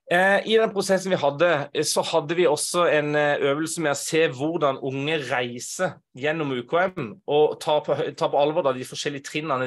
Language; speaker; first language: Norwegian; native; Norwegian